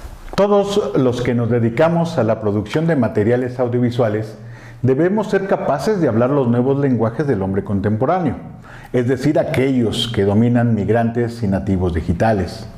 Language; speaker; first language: Spanish; native; Spanish